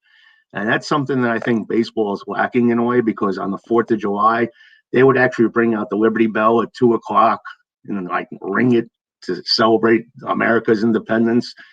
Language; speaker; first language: English; native; English